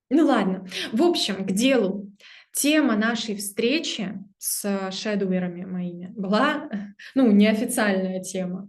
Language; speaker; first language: Russian; native; Russian